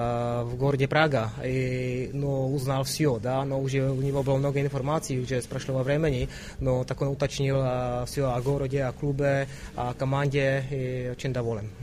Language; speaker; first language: Russian; non-native, fluent; Czech